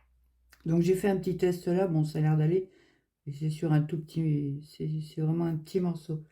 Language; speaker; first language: French; native; French